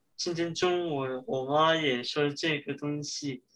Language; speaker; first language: Chinese; early bilingual, heritage; Chinese